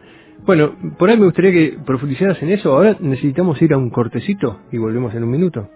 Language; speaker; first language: Spanish; native; Spanish